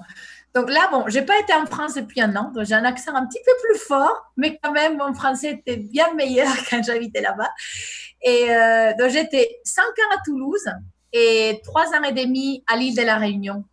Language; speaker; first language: French; non-native, fluent; Spanish